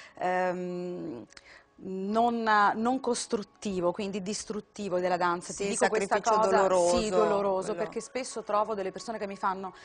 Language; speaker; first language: Italian; native; Italian